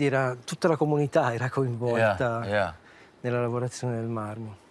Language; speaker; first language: Italian; native; Italian